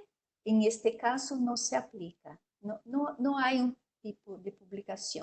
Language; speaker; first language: Spanish; non-native, learner; Portuguese